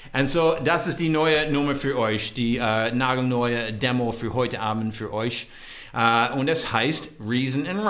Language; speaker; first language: German; non-native, learner; English